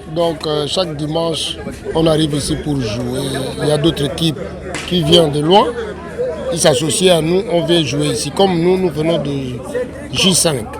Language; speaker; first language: French; non-native, local second language; Lingala